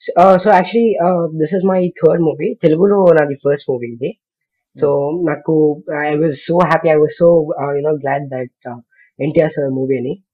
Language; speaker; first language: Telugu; non-native, learner; Kannada